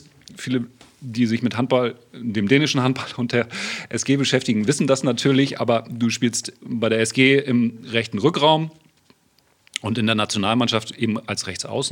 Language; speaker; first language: German; native; German